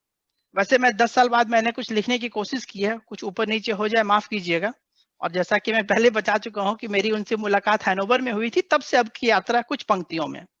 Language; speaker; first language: Hindi; native; Hindi